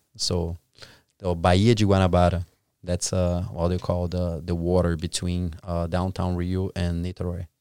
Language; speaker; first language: English; non-native, fluent; Portuguese